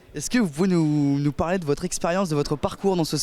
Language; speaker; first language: French; native; French